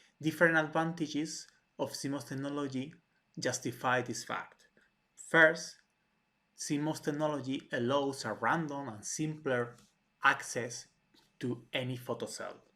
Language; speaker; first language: English; non-native, fluent; Spanish